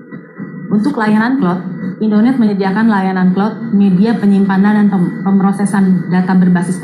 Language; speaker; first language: Indonesian; native; Indonesian